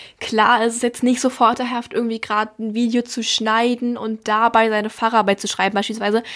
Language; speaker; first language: German; native; German